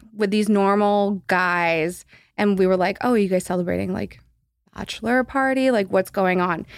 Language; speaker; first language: English; native; English